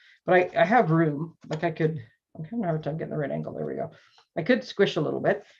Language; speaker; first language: English; native; English